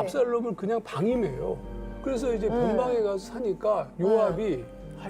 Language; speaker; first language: Korean; native; Korean